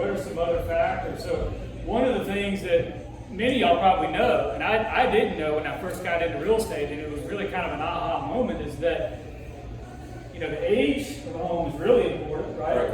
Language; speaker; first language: English; native; English